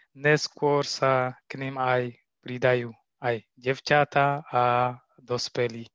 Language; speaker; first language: Slovak; non-native, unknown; Tigrinya